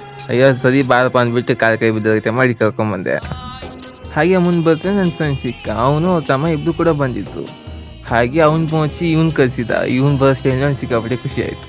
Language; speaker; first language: Kannada; native; Kannada